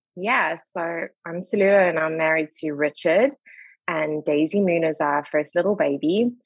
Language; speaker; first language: English; native; English